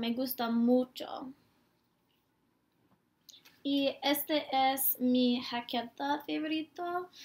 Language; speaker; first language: Spanish; non-native, learner; English